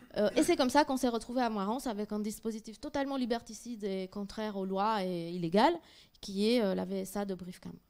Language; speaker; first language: French; native; French